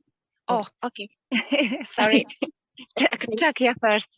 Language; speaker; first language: English; non-native, learner; Lithuanian